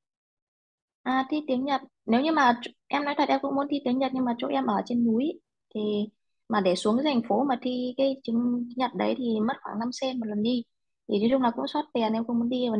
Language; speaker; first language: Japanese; non-native, learner; Vietnamese